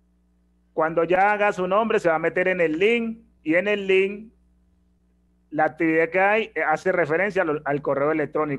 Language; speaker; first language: Spanish; native; Spanish